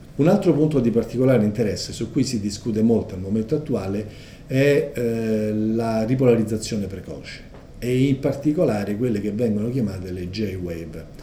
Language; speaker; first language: Italian; native; Italian